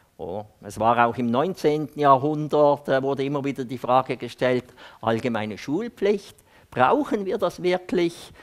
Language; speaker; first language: German; native; German